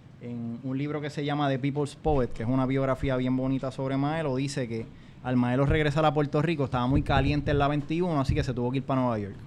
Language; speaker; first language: Spanish; native; Spanish